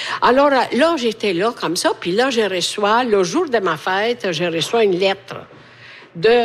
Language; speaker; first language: French; non-native, fluent; Italian